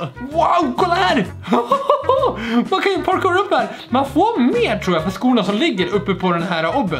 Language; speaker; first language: Swedish; native; Swedish